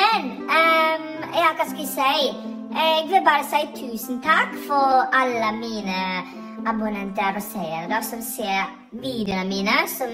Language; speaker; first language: Norwegian; non-native, fluent; Iloko